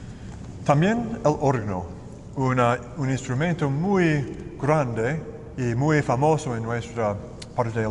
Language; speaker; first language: Spanish; non-native, learner; English